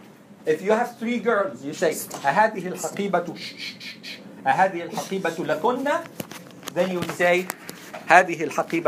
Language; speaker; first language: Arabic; non-native, fluent; English